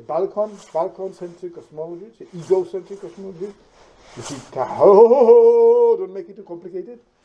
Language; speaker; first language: English; non-native, fluent; Czech